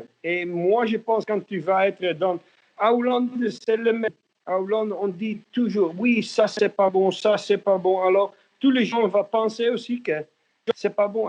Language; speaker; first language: French; non-native, learner; Dutch